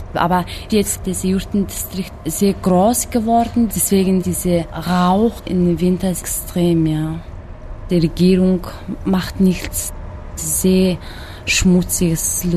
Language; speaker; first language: German; non-native, fluent; Mongolian